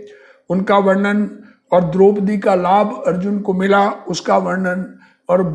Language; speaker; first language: Hindi; native; Hindi